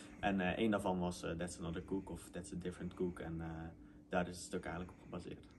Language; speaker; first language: Dutch; native; Dutch